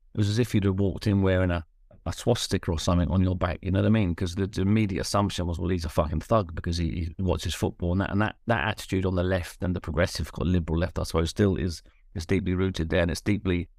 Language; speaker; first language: English; native; English